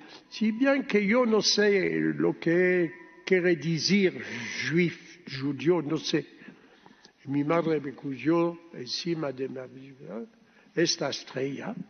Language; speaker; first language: Spanish; early bilingual, heritage; Ladino